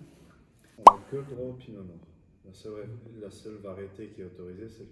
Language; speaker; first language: French; native; French